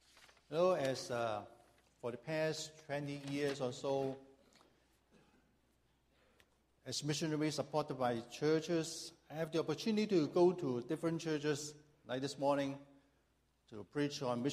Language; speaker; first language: English; non-native, local second language; Cantonese